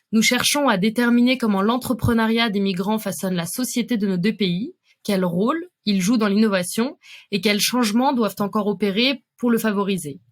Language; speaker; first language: French; native; French